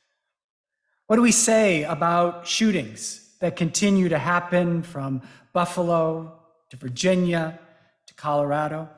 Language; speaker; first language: English; native; English